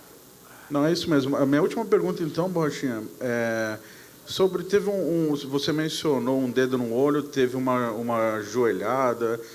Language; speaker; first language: Portuguese; native; Portuguese